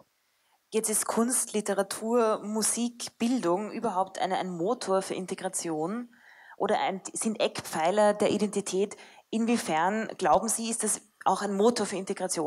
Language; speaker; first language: German; native; German